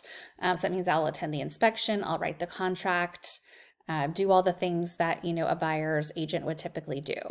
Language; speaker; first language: English; native; English